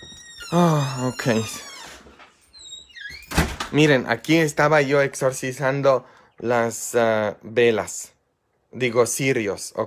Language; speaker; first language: Spanish; non-native, fluent; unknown